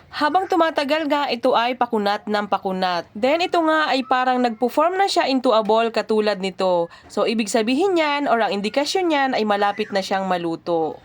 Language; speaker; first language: Filipino; native; Filipino